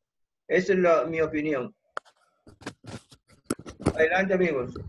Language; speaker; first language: Spanish; native; Spanish